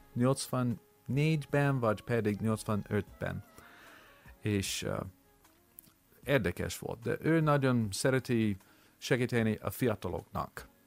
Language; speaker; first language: Hungarian; non-native, learner; English